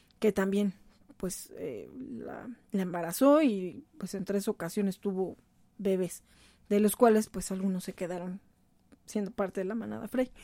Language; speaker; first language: Spanish; native; Spanish